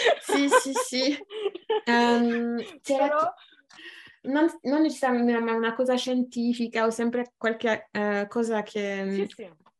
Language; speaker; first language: Italian; non-native, fluent; French